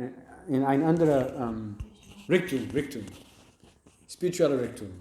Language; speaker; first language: German; non-native, learner; English